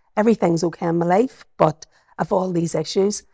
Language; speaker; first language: English; native; English